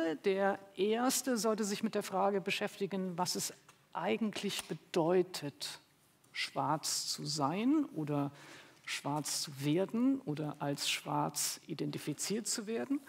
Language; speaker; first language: German; native; German